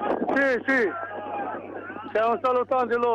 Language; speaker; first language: Italian; non-native, learner; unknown